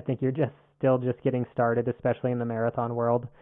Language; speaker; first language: English; native; English